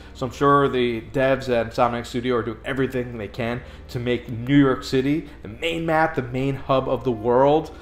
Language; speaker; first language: English; native; English